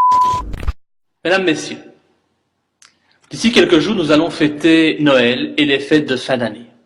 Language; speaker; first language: French; native; French